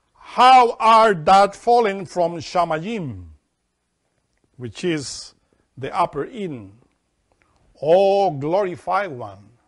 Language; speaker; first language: English; non-native, fluent; Spanish